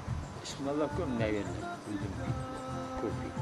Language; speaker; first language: Russian; non-native, local second language; Uyghur